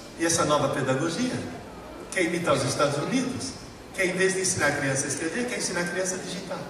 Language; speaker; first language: Portuguese; early bilingual, other home language; Italian